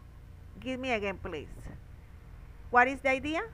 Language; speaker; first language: English; non-native, learner; Spanish